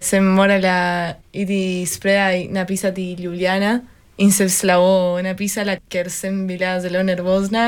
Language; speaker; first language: Slovenian; early bilingual, heritage; Spanish